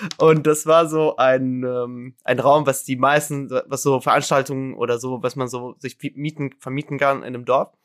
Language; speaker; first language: German; non-native, fluent; Arabic